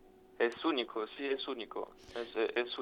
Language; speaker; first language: Spanish; non-native, fluent; French